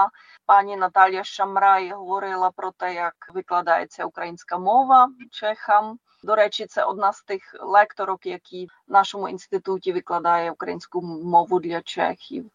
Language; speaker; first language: Ukrainian; non-native, fluent; Czech